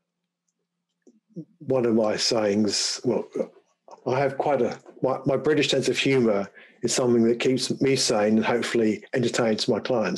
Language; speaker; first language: English; native; English